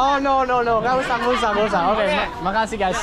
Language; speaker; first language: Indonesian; non-native, learner; English